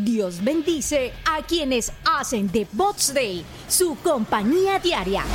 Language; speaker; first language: Spanish; native; Spanish